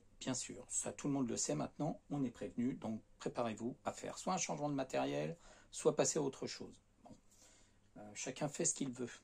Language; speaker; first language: French; native; French